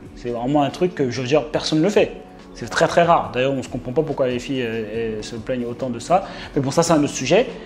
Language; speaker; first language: French; native; French